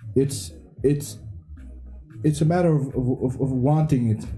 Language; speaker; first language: English; early bilingual, heritage; English